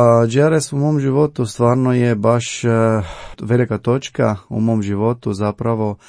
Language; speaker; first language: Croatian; non-native, learner; Arabic